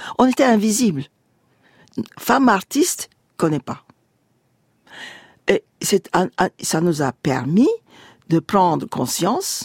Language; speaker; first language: French; non-native, fluent; Turkish